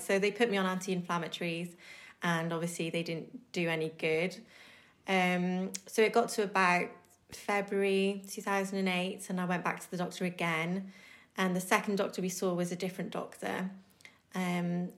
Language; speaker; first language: English; native; English